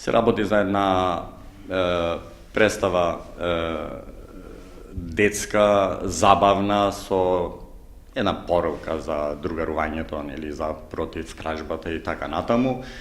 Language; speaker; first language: Macedonian; native; Macedonian